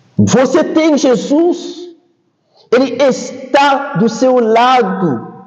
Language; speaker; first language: Portuguese; non-native, fluent; Haitian Creole